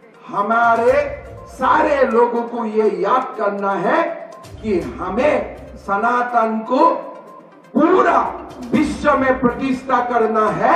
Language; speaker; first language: Hindi; non-native, local second language; Assamese